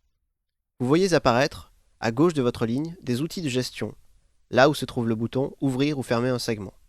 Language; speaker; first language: French; native; French